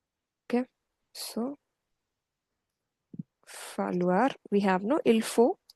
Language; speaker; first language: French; non-native, fluent; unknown